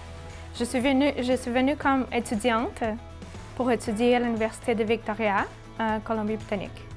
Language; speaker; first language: French; non-native, fluent; Portuguese